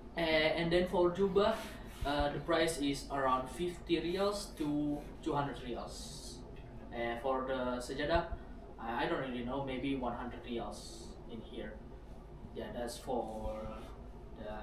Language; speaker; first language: English; non-native, learner; Indonesian